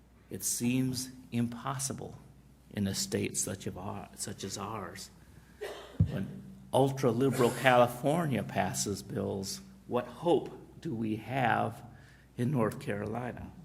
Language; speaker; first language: English; native; English